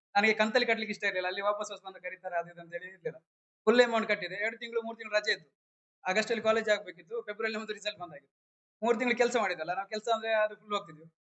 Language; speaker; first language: Kannada; native; Kannada